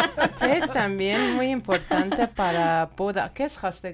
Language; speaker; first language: Spanish; non-native, learner; Persian